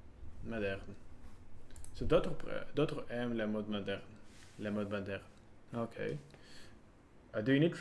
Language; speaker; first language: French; non-native, learner; Russian